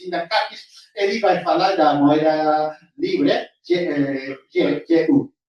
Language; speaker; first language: Portuguese; non-native, fluent; Japanese